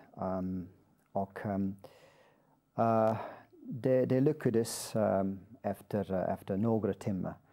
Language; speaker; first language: Swedish; non-native, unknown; English